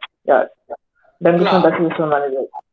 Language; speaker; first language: German; non-native, learner; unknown